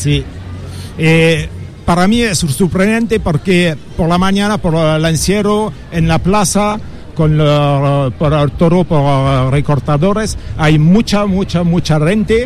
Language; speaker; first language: Spanish; non-native, learner; French